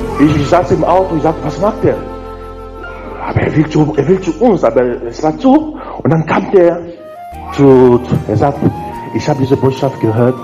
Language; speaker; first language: German; non-native, learner; French